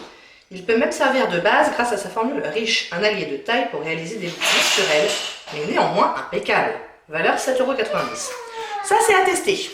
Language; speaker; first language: French; native; French